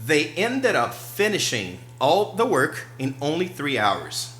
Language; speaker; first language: English; non-native, fluent; Portuguese